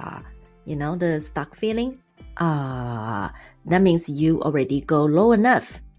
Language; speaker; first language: English; non-native, fluent; Chinese